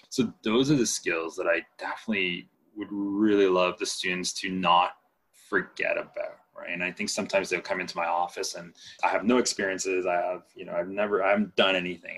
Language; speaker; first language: English; non-native, fluent; Spanish